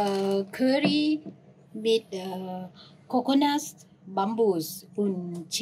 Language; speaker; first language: German; non-native, learner; Thai